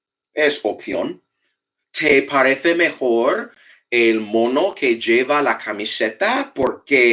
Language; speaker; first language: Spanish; non-native, fluent; English